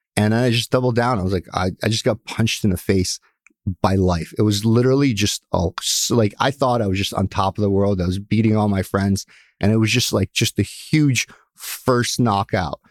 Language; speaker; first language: English; early bilingual, other home language; Russian